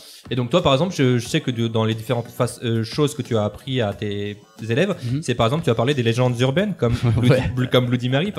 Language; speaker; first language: French; native; French